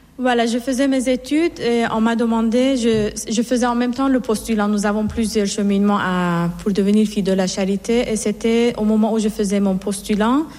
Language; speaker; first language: French; non-native, fluent; Persian